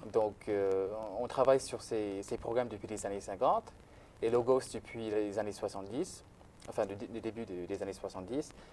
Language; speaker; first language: French; non-native, fluent; English